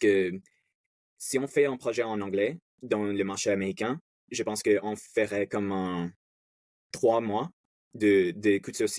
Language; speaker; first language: French; non-native, learner; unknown